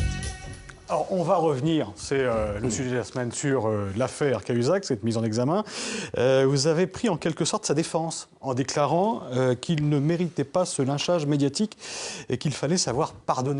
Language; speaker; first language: French; native; French